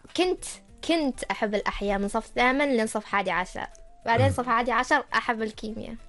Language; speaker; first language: Arabic; non-native, fluent; Chinese